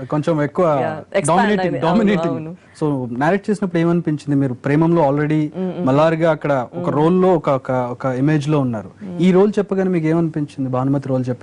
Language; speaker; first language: Telugu; native; Telugu